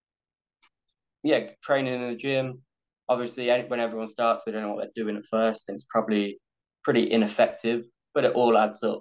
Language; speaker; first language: English; native; English